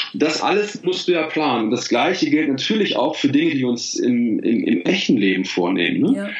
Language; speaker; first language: German; native; German